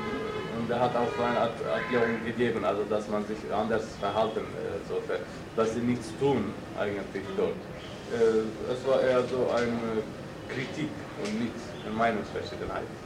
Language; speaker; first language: German; non-native, fluent; Turkish